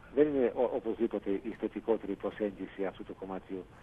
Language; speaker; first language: Greek; non-native, fluent; English